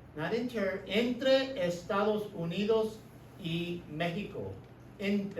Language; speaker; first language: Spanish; non-native, fluent; English